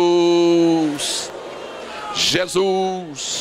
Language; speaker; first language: Portuguese; native; Portuguese